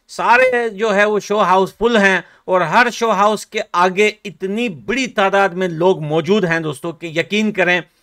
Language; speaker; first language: Hindi; native; Hindi